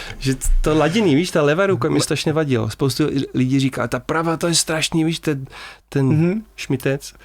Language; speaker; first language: Czech; non-native, fluent; Dutch